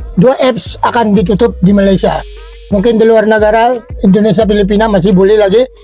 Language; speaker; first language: Malay; non-native, fluent; Filipino